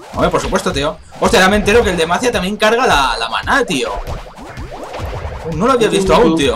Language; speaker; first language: Spanish; native; Spanish